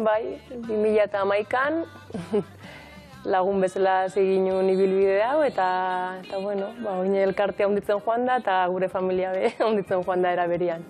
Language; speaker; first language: Basque; native; Basque